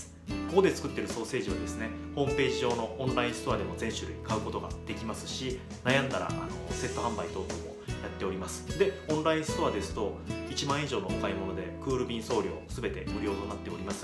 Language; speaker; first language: Japanese; native; Japanese